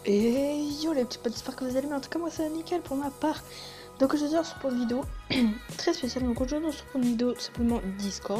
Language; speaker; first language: French; native; French